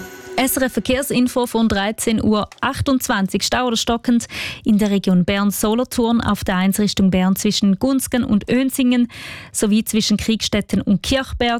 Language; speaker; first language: German; native; German